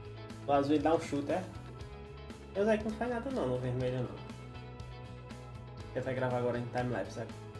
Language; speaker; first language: Portuguese; native; Portuguese